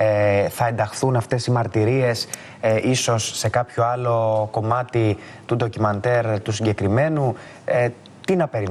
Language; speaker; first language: Greek; native; Greek